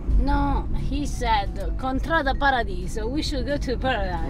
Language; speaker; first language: English; non-native, fluent; Italian